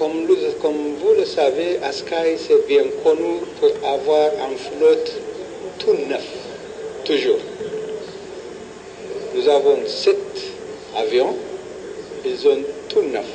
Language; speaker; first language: French; non-native, fluent; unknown